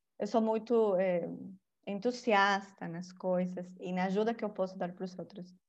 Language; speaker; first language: Portuguese; non-native, fluent; Spanish